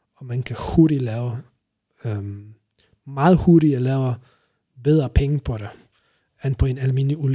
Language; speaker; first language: Danish; non-native, fluent; Polish